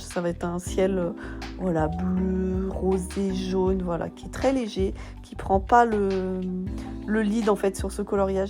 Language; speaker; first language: French; native; French